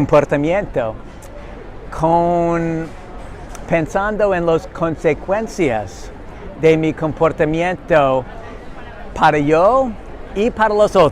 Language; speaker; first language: Spanish; non-native, learner; English